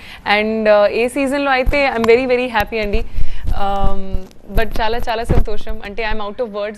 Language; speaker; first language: Telugu; non-native, fluent; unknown